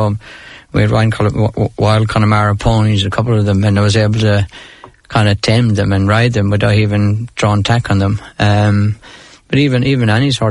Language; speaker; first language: English; native; English